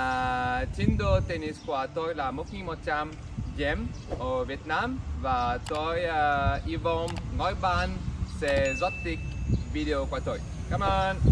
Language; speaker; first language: Vietnamese; non-native, learner; English